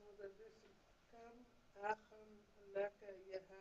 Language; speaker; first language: Arabic; non-native, learner; Bangla